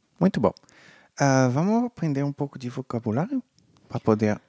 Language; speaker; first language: Portuguese; non-native, fluent; French